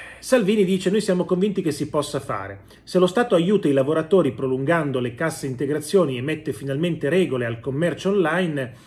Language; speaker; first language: Italian; native; Italian